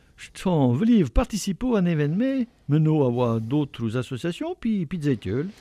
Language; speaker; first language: French; native; French